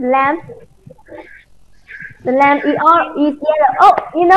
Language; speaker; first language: English; non-native, fluent; Vietnamese